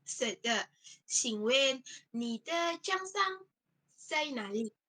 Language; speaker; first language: Chinese; non-native, learner; Malay